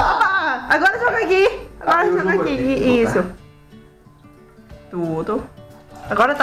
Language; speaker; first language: Portuguese; non-native, learner; Thai